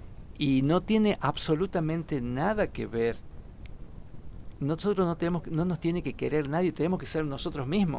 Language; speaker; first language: Spanish; native; Spanish